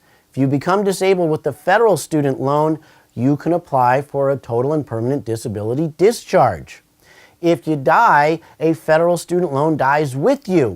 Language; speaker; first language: English; native; English